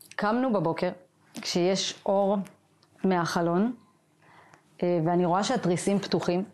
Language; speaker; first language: Hebrew; native; Hebrew